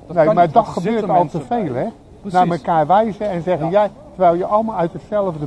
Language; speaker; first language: Dutch; native; Dutch